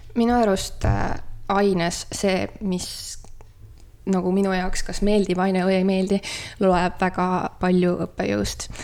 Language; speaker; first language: Estonian; native; Estonian